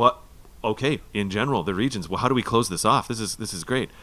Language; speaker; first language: English; native; English